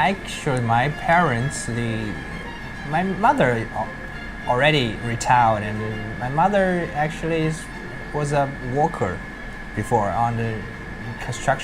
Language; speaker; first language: English; non-native, learner; Chinese